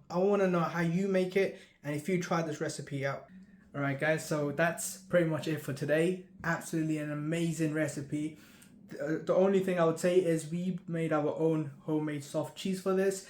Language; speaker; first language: English; early bilingual, other home language; Tamil